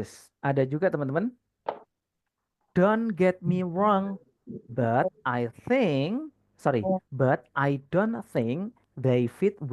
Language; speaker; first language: English; non-native, fluent; Indonesian